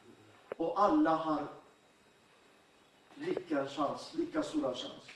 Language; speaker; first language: Swedish; non-native, fluent; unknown